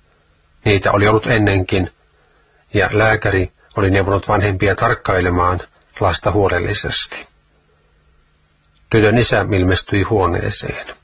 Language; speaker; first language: Finnish; native; Finnish